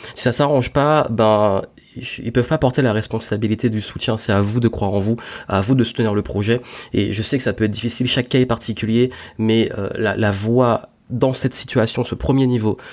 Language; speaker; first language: French; native; French